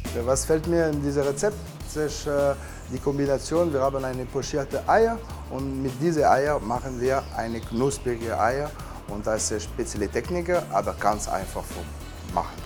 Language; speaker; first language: German; non-native, learner; French